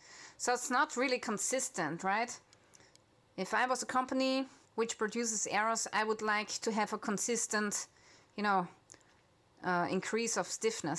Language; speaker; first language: English; non-native, fluent; German